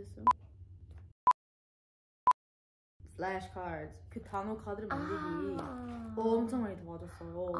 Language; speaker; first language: Korean; non-native, learner; English